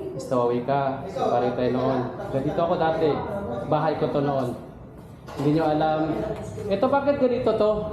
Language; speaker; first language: Filipino; non-native, local second language; Maranao